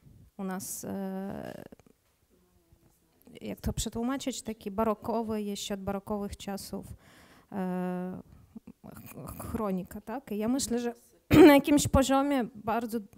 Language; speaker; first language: Polish; non-native, learner; Ukrainian